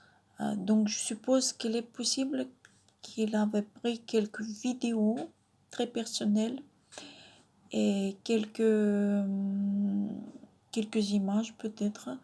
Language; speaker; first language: French; non-native, fluent; Russian